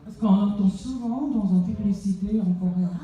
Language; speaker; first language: French; non-native, fluent; Korean